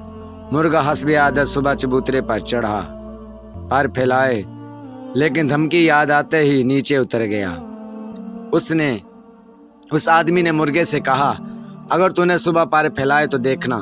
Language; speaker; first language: Urdu; native; Urdu